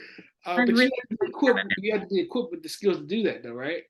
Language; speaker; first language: English; native; English